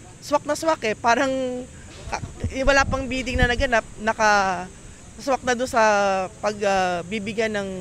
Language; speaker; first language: Filipino; native; Filipino